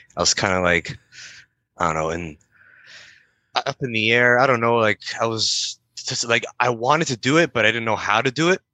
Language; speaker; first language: English; native; English